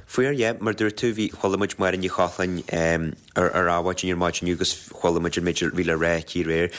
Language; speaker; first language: Irish; native; Irish